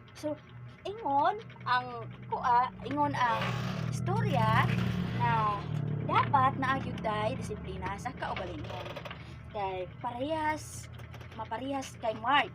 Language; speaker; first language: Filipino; non-native, local second language; Cebuano